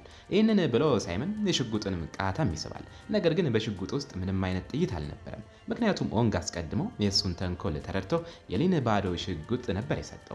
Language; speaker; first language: Amharic; native; Amharic